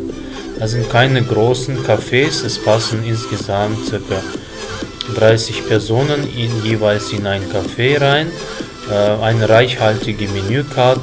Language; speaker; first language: German; non-native, fluent; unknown